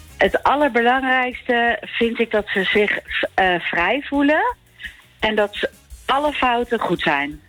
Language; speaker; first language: Dutch; native; Dutch